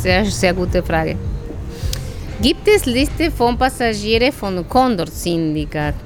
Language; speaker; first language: German; non-native, learner; Spanish